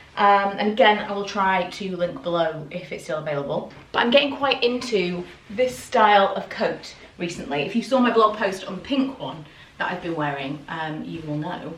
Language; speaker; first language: English; native; English